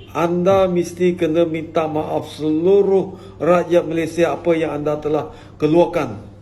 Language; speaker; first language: Malay; native; Malay